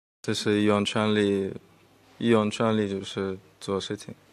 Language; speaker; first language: Chinese; non-native, fluent; Russian